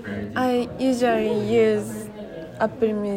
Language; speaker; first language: English; non-native, learner; Japanese